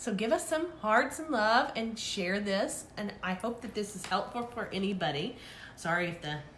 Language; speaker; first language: English; native; English